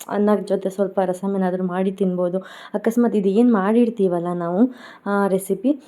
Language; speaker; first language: Kannada; non-native, local second language; Konkani